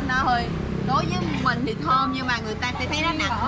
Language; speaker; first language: Vietnamese; native; Vietnamese